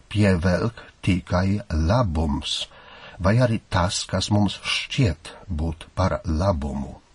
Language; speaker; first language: Latvian; non-native, fluent; Polish